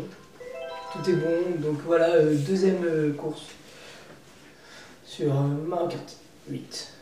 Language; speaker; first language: French; native; French